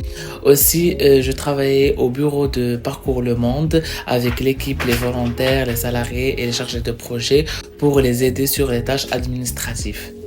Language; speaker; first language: French; non-native, local second language; Arabic